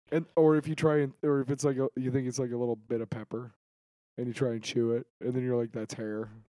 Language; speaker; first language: English; native; English